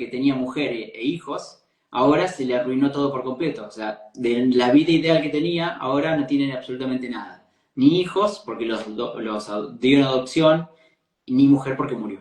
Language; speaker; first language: Spanish; native; Spanish